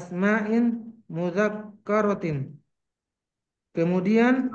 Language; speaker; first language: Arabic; non-native, learner; Indonesian